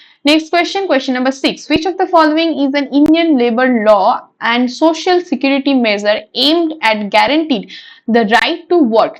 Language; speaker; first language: English; non-native, local second language; Bangla